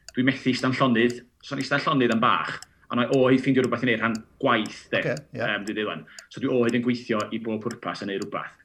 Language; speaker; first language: Welsh; native; Welsh